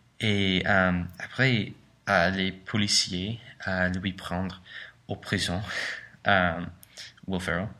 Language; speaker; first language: French; non-native, learner; English